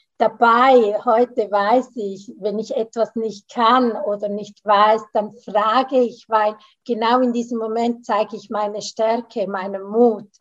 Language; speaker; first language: German; native; German